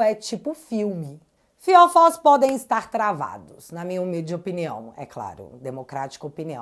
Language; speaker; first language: Portuguese; native; Portuguese